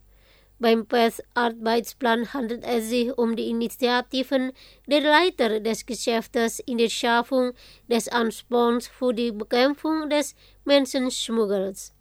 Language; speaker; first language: German; non-native, fluent; Indonesian